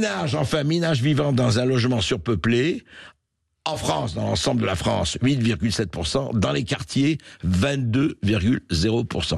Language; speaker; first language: French; native; French